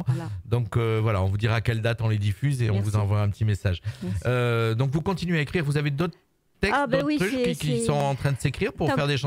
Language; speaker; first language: French; native; French